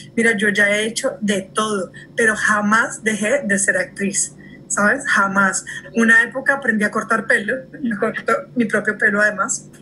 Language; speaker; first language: Spanish; early bilingual, heritage; Spanish